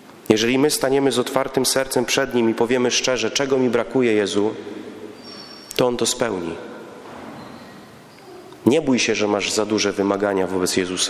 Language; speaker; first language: Polish; native; Polish